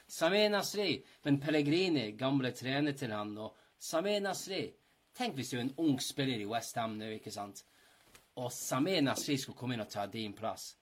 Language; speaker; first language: Norwegian; non-native, fluent; English